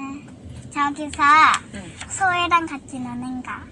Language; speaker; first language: Korean; early bilingual, heritage; Korean